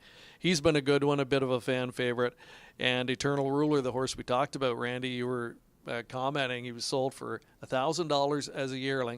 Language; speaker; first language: English; native; English